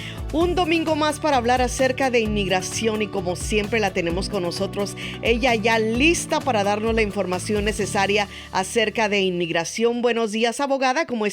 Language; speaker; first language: Spanish; native; Spanish